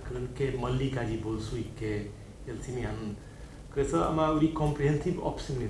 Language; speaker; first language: Korean; non-native, learner; Hindi